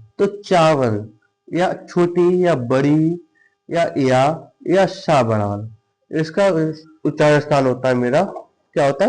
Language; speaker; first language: Hindi; native; Hindi